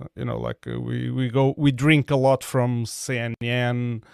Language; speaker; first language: English; non-native, fluent; Portuguese